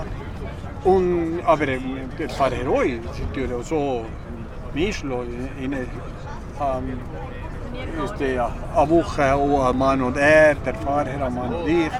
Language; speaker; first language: German; non-native, learner; Spanish